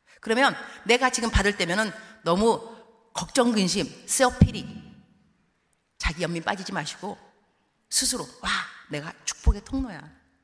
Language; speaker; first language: Korean; early bilingual, heritage; Korean